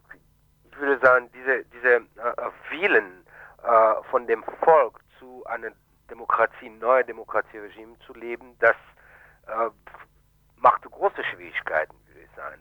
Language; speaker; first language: German; non-native, fluent; Haitian Creole